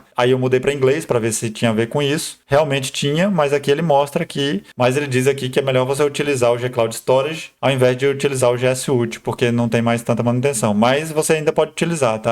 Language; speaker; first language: Portuguese; native; Portuguese